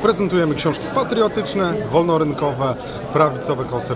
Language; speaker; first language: Polish; native; Polish